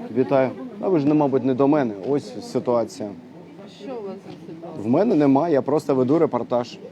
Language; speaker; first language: Ukrainian; native; Ukrainian